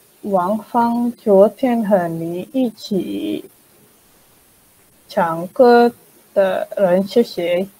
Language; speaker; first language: Chinese; non-native, learner; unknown